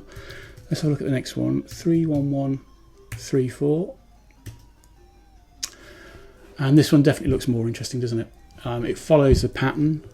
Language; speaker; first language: English; native; English